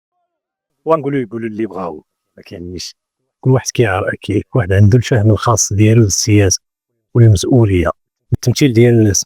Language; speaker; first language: Arabic; native; Arabic